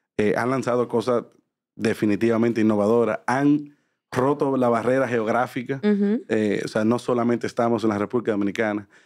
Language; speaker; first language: Spanish; native; Spanish